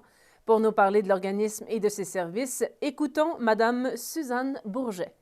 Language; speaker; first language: French; native; French